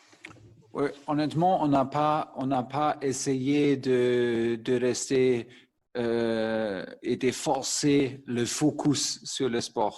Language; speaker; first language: French; non-native, fluent; German